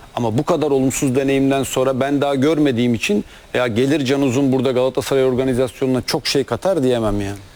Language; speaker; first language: Turkish; native; Turkish